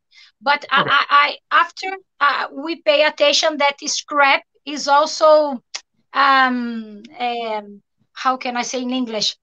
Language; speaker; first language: English; non-native, learner; Portuguese